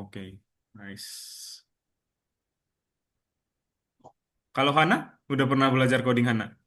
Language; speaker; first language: Indonesian; native; Indonesian